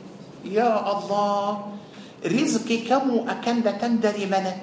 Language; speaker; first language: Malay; non-native, fluent; Arabic